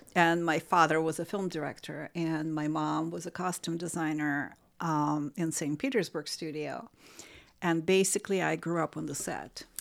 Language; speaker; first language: English; non-native, fluent; Russian